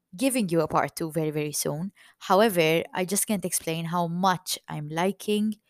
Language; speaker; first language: English; non-native, fluent; Maltese